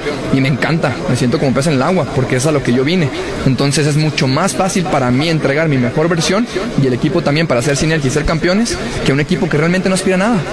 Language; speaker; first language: Spanish; native; Spanish